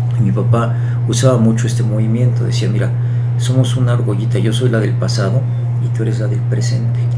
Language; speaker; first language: Spanish; early bilingual, other home language; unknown